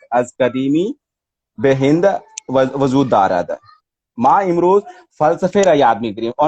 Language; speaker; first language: Persian; non-native, fluent; Hindi